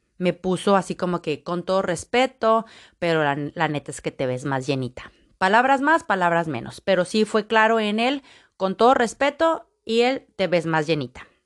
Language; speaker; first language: Spanish; native; Spanish